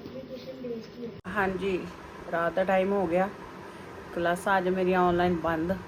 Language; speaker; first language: Hindi; non-native, local second language; Punjabi